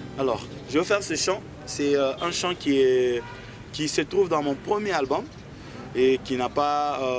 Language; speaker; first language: French; non-native, local second language; Swahili